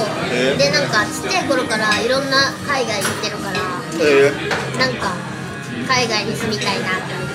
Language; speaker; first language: Japanese; native; Japanese